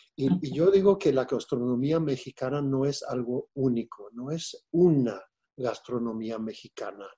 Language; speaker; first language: Spanish; early bilingual, heritage; Spanish